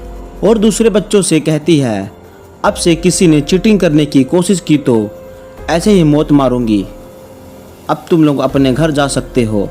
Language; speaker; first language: Hindi; native; Hindi